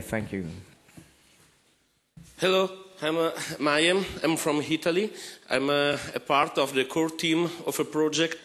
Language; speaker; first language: English; non-native, fluent; Italian